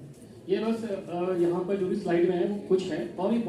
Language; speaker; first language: Hindi; native; Hindi